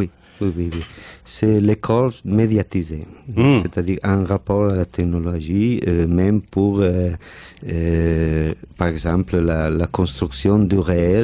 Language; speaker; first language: French; non-native, fluent; Catalan